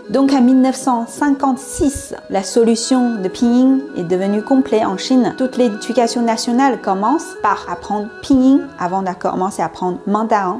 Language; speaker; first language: French; non-native, learner; Chinese